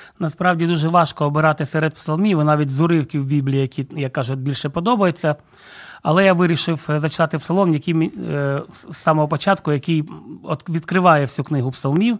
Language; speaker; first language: Ukrainian; non-native, local second language; Russian